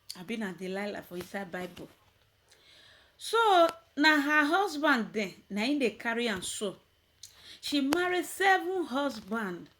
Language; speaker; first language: Nigerian Pidgin; native; Nigerian Pidgin